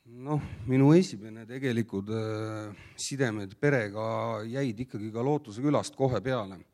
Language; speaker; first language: Estonian; native; Estonian